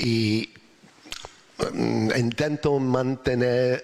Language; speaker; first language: Spanish; non-native, learner; English